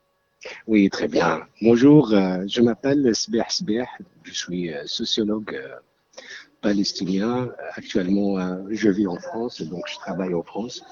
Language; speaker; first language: French; non-native, fluent; Arabic